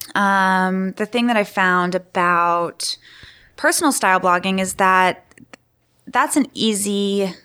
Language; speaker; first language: English; native; English